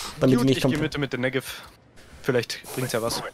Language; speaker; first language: German; native; German